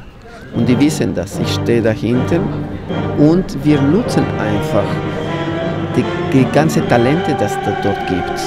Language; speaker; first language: German; non-native, fluent; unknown